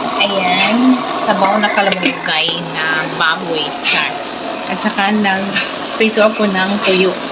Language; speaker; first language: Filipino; non-native, local second language; Cebuano